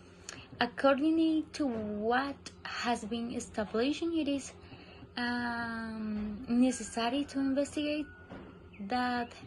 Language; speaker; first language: English; non-native, learner; Spanish